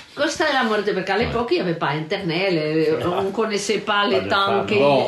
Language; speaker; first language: French; non-native, learner; Galician